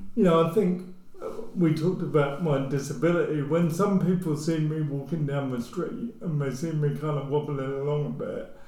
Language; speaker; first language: English; native; English